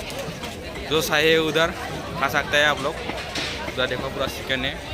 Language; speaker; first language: Hindi; non-native, local second language; Assamese